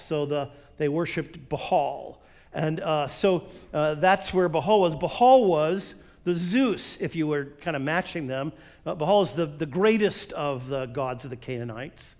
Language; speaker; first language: English; native; English